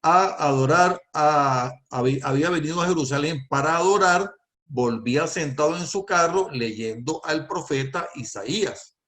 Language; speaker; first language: Spanish; native; Spanish